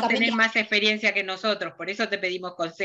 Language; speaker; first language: Spanish; native; Spanish